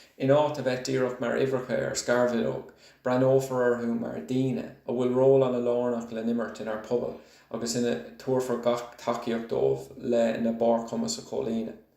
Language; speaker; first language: Irish; non-native, local second language; English